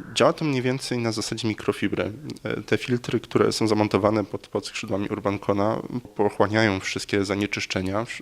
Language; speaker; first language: Polish; native; Polish